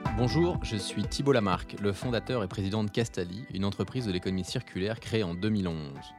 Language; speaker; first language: French; native; French